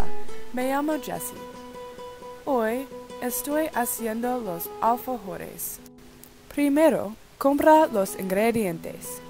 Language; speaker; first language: Spanish; non-native, learner; English